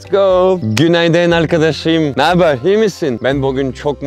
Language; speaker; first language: Turkish; non-native, learner; French